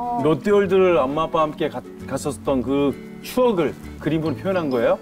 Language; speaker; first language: Korean; native; Korean